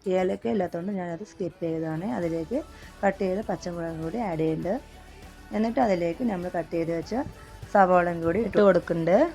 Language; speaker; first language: Malayalam; non-native, local second language; Tamil